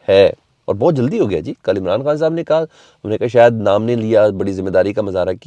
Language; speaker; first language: Urdu; native; Urdu